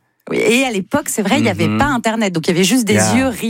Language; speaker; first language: French; native; French